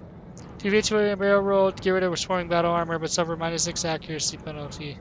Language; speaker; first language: English; native; English